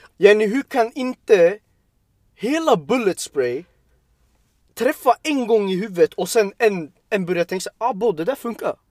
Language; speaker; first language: Swedish; early bilingual, other home language; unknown